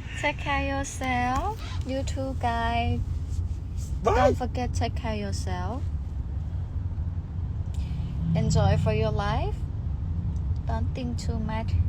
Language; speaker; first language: English; non-native, learner; Thai